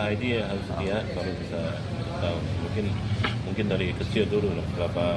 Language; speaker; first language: Indonesian; non-native, learner; Chinese